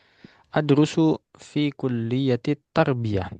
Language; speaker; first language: Arabic; non-native, fluent; Indonesian